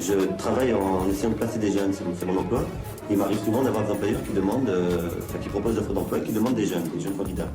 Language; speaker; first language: French; native; French